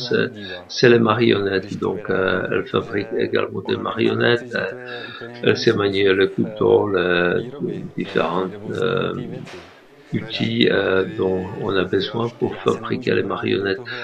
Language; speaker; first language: French; non-native, fluent; Czech